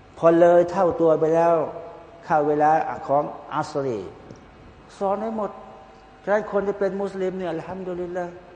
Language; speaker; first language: Thai; native; Thai